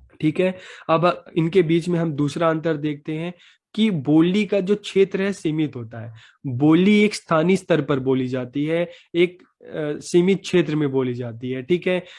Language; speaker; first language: Hindi; native; Hindi